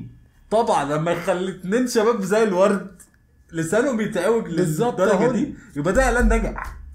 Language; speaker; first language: Arabic; native; Arabic